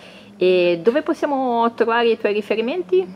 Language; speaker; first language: Italian; native; Italian